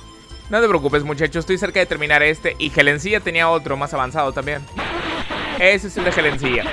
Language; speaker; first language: Spanish; native; Spanish